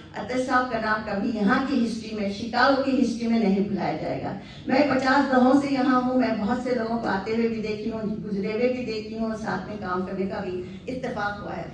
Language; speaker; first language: Urdu; native; Urdu